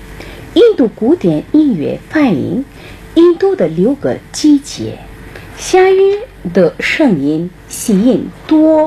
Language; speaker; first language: Chinese; non-native, fluent; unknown